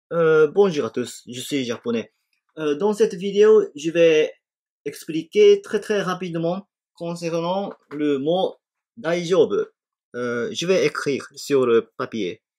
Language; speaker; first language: French; non-native, fluent; Japanese